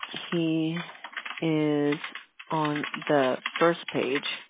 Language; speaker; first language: English; early bilingual, other home language; Spanish